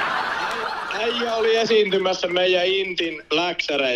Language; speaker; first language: Finnish; native; Finnish